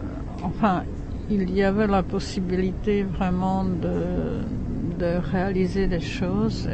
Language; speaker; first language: French; non-native, fluent; Czech